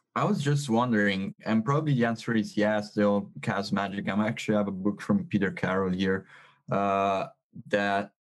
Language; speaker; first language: English; non-native, fluent; Italian